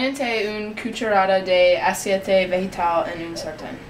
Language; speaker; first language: Spanish; non-native, learner; English